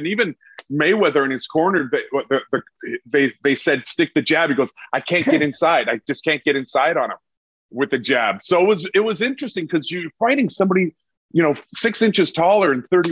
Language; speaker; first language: English; native; English